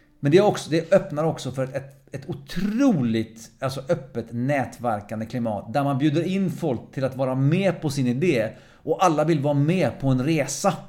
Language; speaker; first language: Swedish; early bilingual, other home language; English